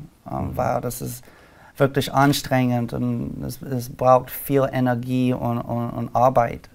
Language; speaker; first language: German; non-native, learner; English